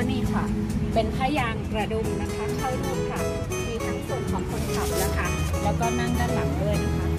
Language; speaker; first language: Thai; native; Thai